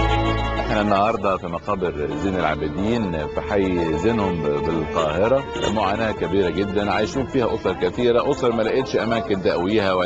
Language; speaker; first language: Arabic; native; Arabic